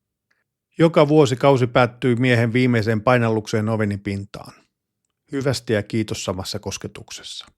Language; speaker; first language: Finnish; native; Finnish